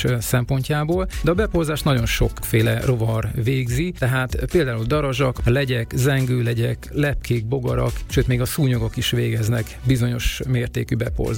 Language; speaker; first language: Hungarian; native; Hungarian